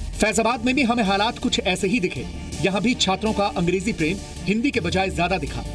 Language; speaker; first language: Hindi; native; Hindi